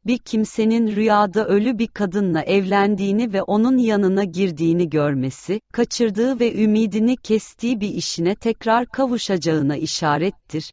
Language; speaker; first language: Turkish; native; Turkish